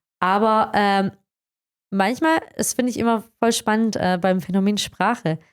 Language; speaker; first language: German; early bilingual, other home language; Croatian